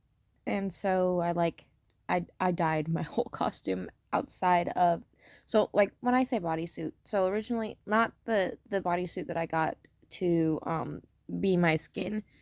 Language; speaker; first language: English; native; English